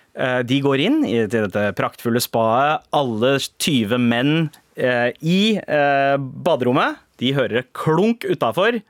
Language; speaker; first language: Norwegian; early bilingual, other home language; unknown